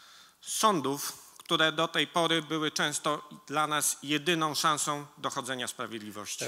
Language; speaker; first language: Polish; native; Polish